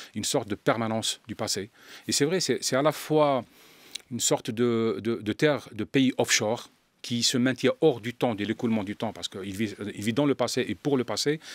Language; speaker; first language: French; non-native, local second language; Arabic